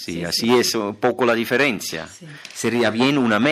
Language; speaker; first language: Spanish; non-native, fluent; German